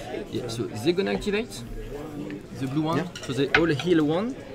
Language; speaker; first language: English; non-native, learner; French